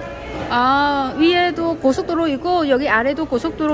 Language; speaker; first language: Korean; non-native, learner; Vietnamese